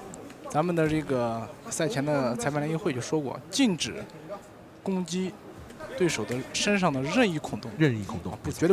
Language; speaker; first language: Chinese; native; Chinese